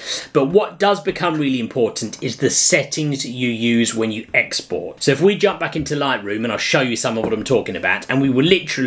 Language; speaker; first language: English; native; English